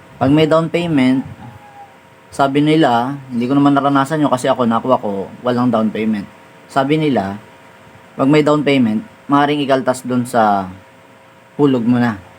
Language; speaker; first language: Filipino; native; Filipino